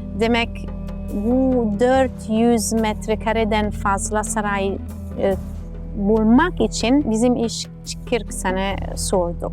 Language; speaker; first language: Turkish; non-native, learner; Italian